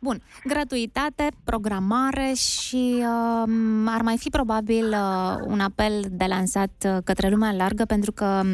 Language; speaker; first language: Romanian; native; Romanian